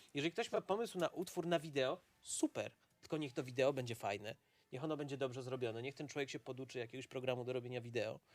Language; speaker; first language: Polish; native; Polish